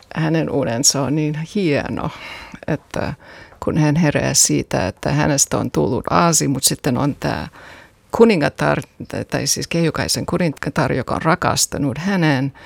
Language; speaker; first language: Finnish; non-native, fluent; English